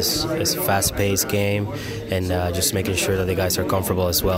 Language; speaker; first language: English; non-native, fluent; Spanish